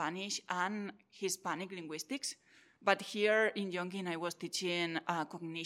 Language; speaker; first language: English; non-native, fluent; Catalan